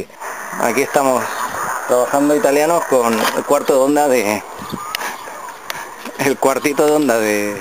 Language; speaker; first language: Spanish; native; Spanish